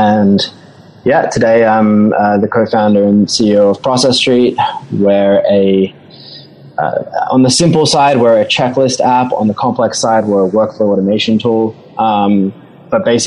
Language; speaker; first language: English; native; English